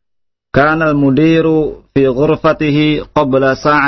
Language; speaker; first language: Arabic; non-native, learner; Indonesian